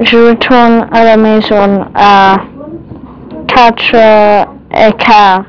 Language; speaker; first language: French; non-native, learner; English